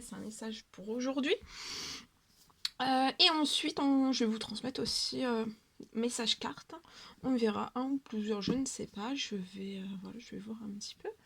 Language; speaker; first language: French; native; French